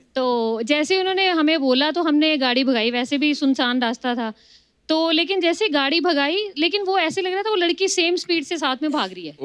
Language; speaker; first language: Hindi; native; Hindi